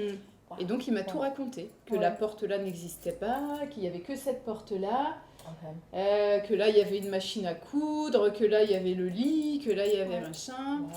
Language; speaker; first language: French; native; French